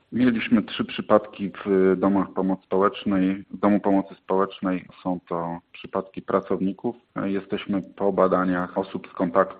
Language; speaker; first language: Polish; native; Polish